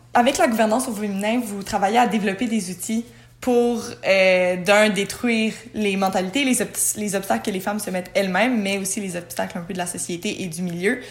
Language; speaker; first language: French; native; French